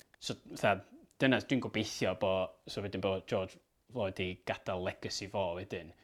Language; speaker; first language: Welsh; native; Welsh